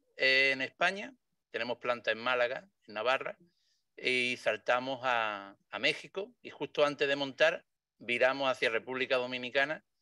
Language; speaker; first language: Spanish; native; Spanish